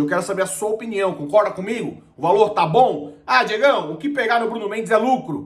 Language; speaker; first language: Portuguese; native; Portuguese